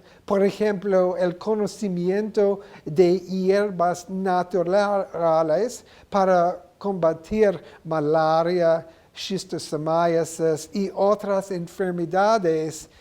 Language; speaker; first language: Spanish; non-native, learner; English